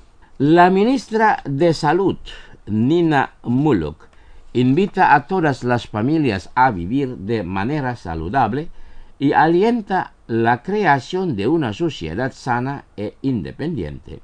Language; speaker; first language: Spanish; non-native, fluent; Indonesian